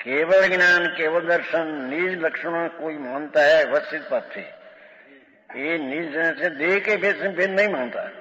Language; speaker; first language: Hindi; non-native, local second language; Gujarati